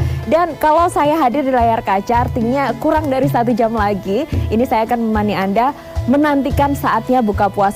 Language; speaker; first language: Indonesian; native; Indonesian